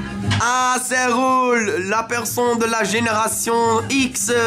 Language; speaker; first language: French; non-native, learner; Dutch